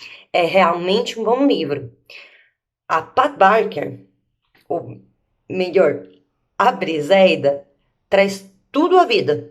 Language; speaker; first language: Portuguese; native; Portuguese